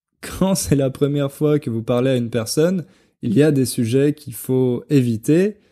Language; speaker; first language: French; native; French